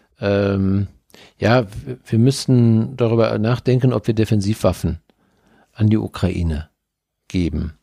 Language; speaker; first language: German; native; German